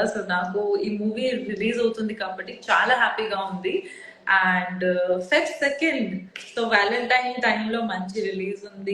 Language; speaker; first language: Telugu; non-native, local second language; Odia